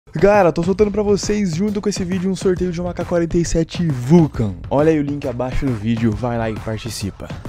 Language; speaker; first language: Portuguese; native; Portuguese